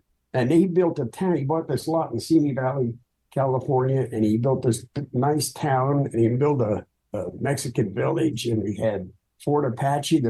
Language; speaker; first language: English; native; English